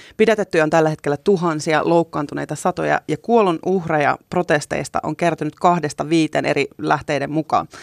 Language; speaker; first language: Finnish; native; Finnish